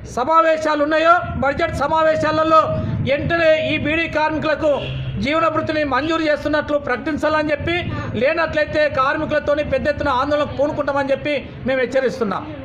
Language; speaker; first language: Telugu; native; Telugu